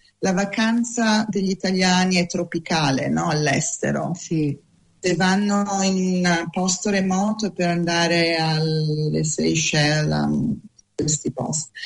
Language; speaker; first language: Italian; native; Italian